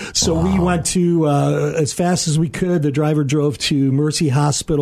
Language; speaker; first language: English; native; English